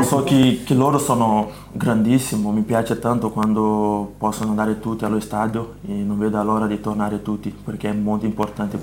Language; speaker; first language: Italian; non-native, fluent; Portuguese